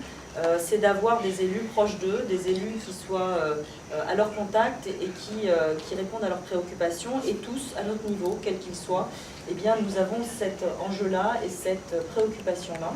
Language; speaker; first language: French; native; French